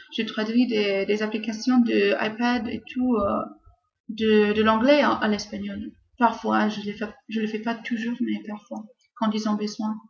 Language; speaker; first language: French; non-native, fluent; English